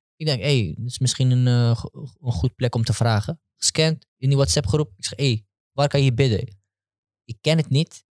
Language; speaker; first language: Dutch; early bilingual, other home language; Turkish